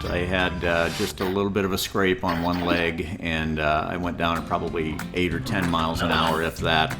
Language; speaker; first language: English; native; English